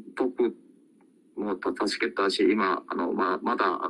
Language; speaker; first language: Japanese; non-native, learner; Korean